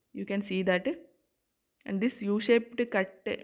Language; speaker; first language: English; non-native, local second language; Malayalam